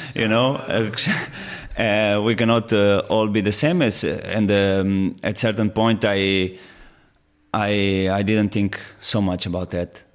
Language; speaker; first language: English; non-native, fluent; Portuguese